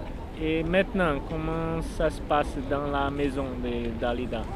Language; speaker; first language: French; non-native, learner; Portuguese